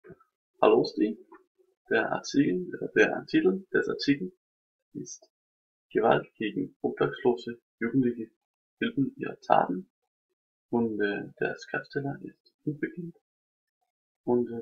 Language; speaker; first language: German; non-native, learner; Danish